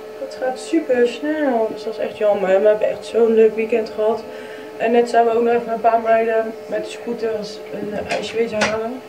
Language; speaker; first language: Dutch; native; Dutch